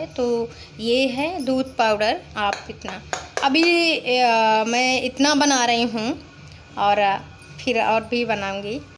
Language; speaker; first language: Hindi; native; Hindi